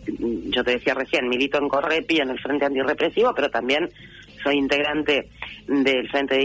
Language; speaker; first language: Spanish; native; Spanish